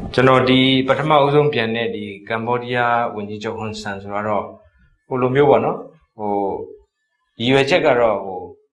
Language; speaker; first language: Burmese; non-native, local second language; Hakha Chin